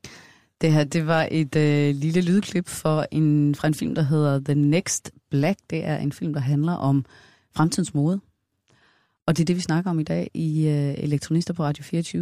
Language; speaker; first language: Danish; native; Danish